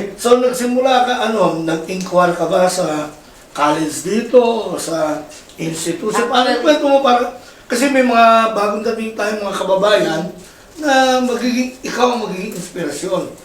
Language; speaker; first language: Filipino; native; Filipino